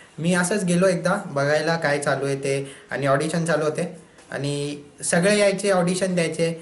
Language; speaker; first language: Marathi; non-native, local second language; Hindi